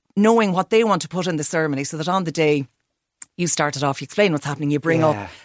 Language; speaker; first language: English; native; English